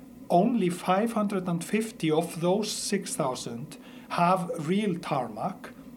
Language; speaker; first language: English; non-native, fluent; Icelandic